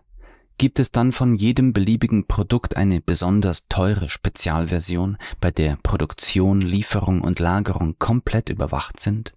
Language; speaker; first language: German; native; German